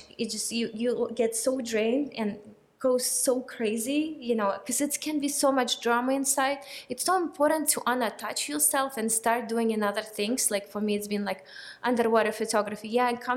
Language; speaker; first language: English; non-native, fluent; Russian